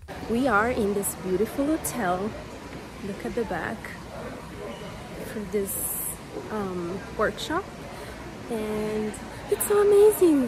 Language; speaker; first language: English; non-native, fluent; Italian